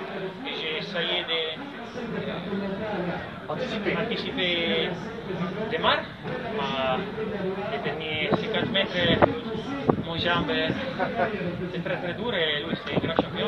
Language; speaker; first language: French; non-native, learner; Italian